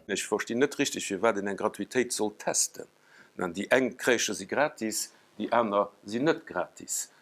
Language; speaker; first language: Luxembourgish; native; Luxembourgish